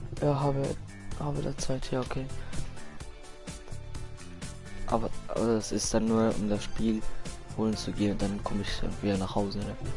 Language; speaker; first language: German; non-native, local second language; Luxembourgish